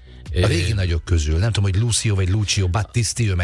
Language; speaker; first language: Hungarian; native; Hungarian